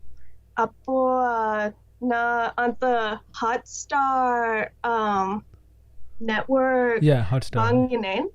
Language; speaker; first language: Tamil; non-native, learner; English